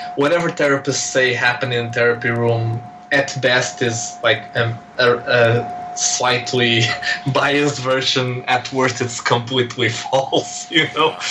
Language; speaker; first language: English; non-native, fluent; Portuguese